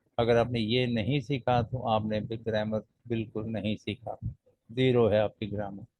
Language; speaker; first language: Urdu; non-native, local second language; Punjabi